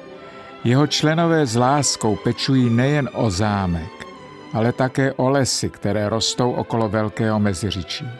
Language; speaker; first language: Czech; native; Czech